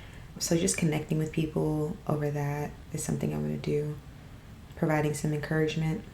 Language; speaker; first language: English; native; English